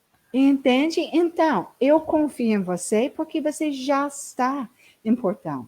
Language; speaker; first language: Portuguese; non-native, learner; English